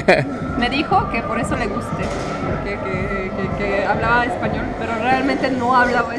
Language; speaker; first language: Spanish; non-native, fluent; Polish